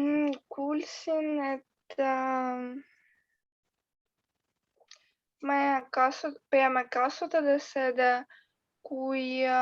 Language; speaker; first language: Estonian; non-native, learner; Russian